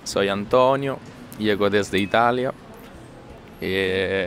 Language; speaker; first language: Spanish; non-native, learner; Italian